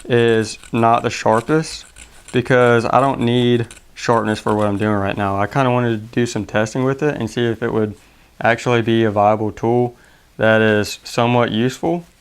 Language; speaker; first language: English; native; English